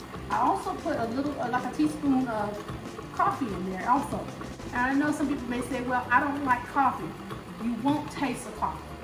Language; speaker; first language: English; native; English